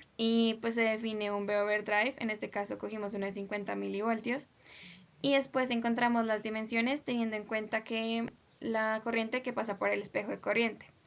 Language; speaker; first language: Spanish; native; Spanish